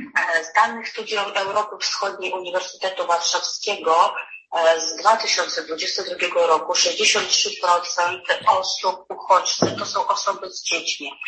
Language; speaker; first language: Polish; non-native, fluent; Ukrainian